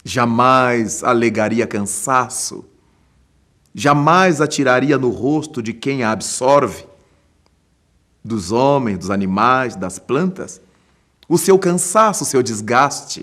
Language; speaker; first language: Portuguese; native; Portuguese